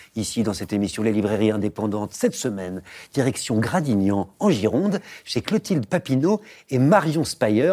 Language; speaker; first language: French; native; French